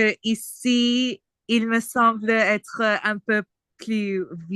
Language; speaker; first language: French; non-native, learner; English